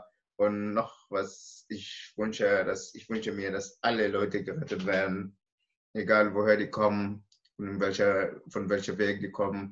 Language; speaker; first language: German; non-native, learner; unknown